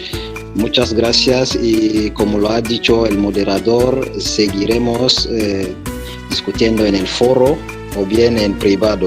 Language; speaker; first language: Spanish; non-native, fluent; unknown